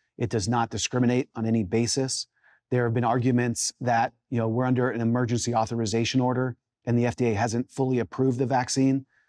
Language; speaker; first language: English; native; English